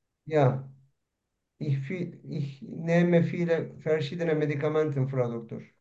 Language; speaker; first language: German; non-native, learner; Turkish